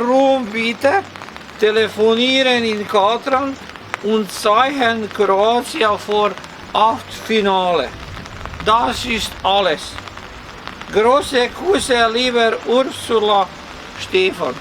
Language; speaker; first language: German; non-native, learner; Croatian